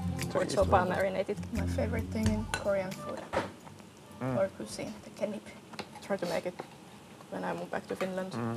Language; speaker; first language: English; non-native, fluent; Finnish